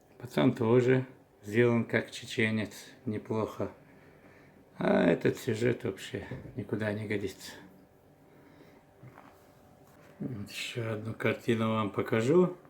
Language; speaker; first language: Russian; non-native, local second language; Chechen